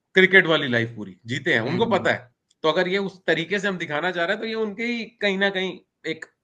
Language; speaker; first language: Hindi; native; Hindi